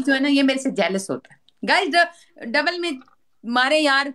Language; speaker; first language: Hindi; non-native, local second language; Pashto